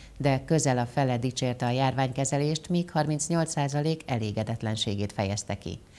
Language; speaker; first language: Hungarian; native; Hungarian